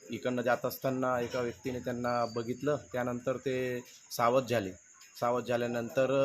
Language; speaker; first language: Marathi; native; Marathi